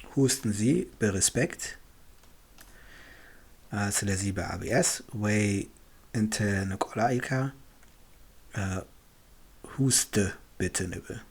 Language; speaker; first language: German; non-native, fluent; Tigrinya